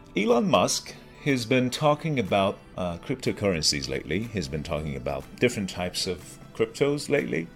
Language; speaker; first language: English; non-native, fluent; Persian